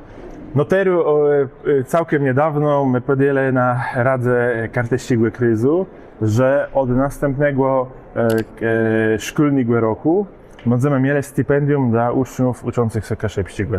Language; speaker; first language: Polish; non-native, local second language; Kashubian